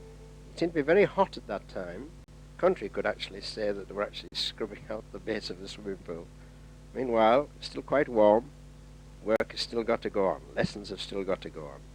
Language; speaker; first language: English; native; English